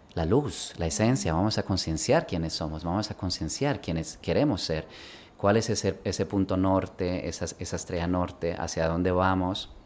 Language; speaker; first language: Spanish; early bilingual, other home language; Swedish